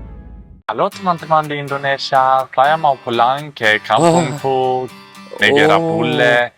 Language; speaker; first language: Indonesian; non-native, learner; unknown